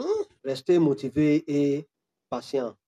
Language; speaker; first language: French; non-native, learner; Yoruba